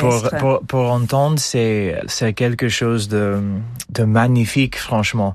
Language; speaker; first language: French; non-native, fluent; English